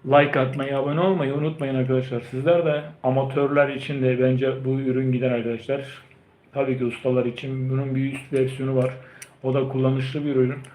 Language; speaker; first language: Turkish; early bilingual, heritage; Turkish